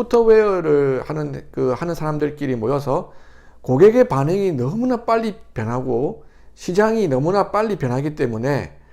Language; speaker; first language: Korean; native; Korean